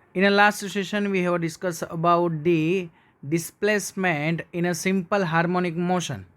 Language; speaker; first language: English; non-native, local second language; Gujarati